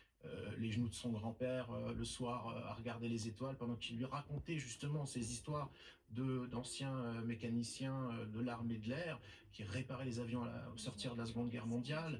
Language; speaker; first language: French; native; French